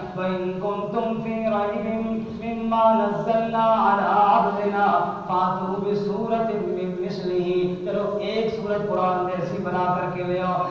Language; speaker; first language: Urdu; non-native, local second language; Punjabi